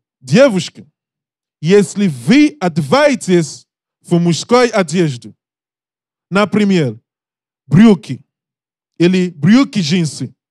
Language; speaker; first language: Russian; non-native, learner; English